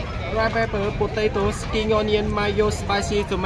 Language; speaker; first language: English; non-native, learner; Vietnamese